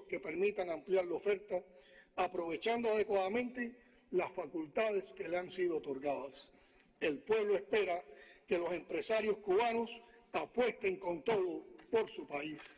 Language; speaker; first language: Spanish; native; Spanish